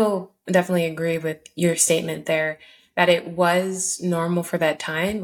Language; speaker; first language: English; early bilingual, other home language; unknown